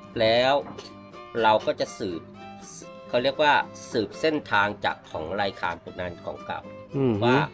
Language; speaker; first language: Thai; native; Thai